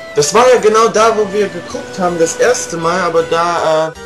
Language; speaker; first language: German; native; German